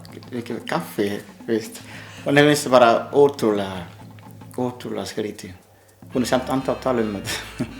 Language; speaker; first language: Icelandic; non-native, learner; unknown